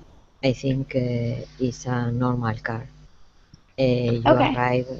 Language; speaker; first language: English; non-native, learner; Spanish